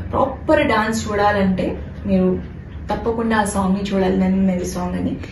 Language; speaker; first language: Telugu; non-native, fluent; Hindi